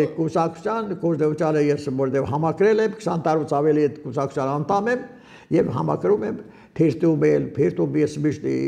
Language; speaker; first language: Armenian; native; Armenian